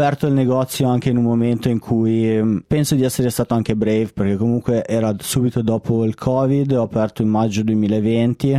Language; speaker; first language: Italian; native; Italian